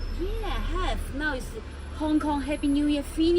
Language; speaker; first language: English; non-native, learner; Cantonese